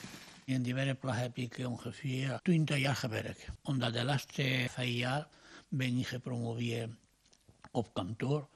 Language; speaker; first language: Dutch; non-native, fluent; Spanish